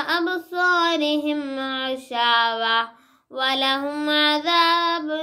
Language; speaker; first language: Arabic; non-native, learner; Malayalam